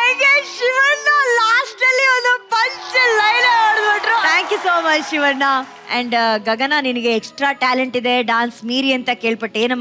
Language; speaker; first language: Kannada; native; Kannada